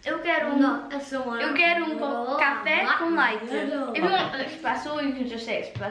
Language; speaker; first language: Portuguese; early bilingual, other home language; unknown